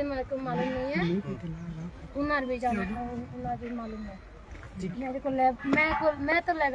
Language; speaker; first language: Hindi; non-native, learner; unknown